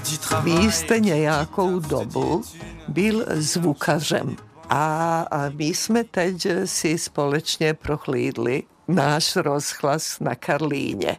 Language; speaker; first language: Czech; native; Czech